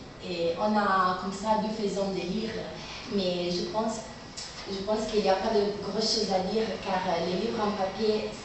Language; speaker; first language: French; non-native, learner; Italian